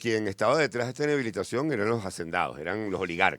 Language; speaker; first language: Spanish; native; Spanish